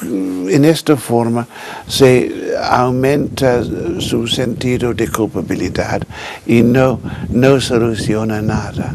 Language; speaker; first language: Spanish; non-native, fluent; English